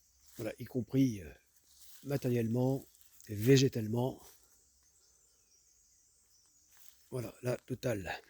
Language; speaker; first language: French; native; French